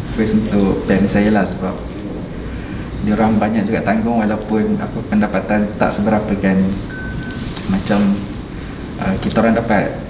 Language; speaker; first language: Malay; native; Malay